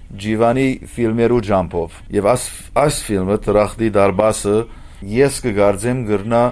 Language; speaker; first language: Armenian; early bilingual, heritage; Armenian